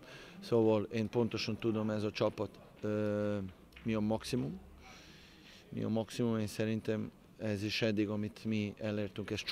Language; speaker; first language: Hungarian; non-native, fluent; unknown